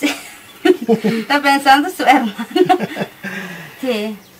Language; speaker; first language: Spanish; non-native, local second language; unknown